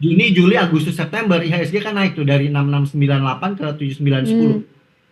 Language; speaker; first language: Indonesian; native; Indonesian